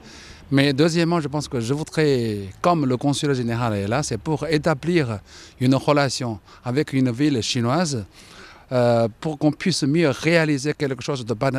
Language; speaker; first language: French; non-native, fluent; Chinese